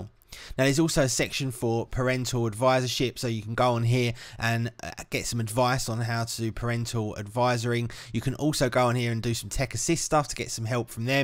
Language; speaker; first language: English; native; English